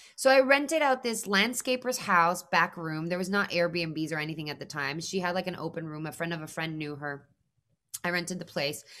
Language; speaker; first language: English; non-native, fluent; Spanish